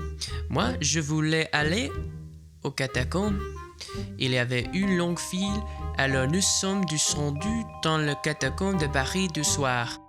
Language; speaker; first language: French; non-native, learner; English